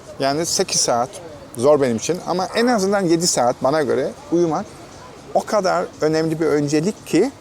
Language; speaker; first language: Turkish; non-native, fluent; German